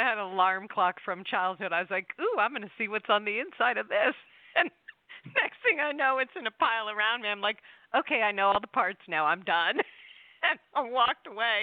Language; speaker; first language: English; native; English